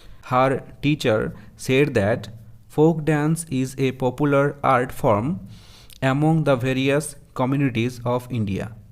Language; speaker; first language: English; non-native, local second language; Bangla